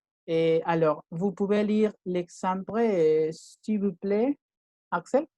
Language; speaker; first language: French; non-native, fluent; Spanish